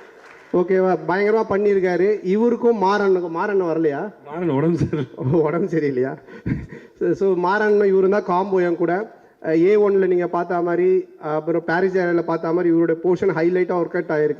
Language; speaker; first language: Tamil; native; Tamil